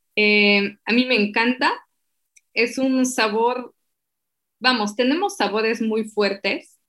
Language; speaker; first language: Spanish; non-native, fluent; Slovak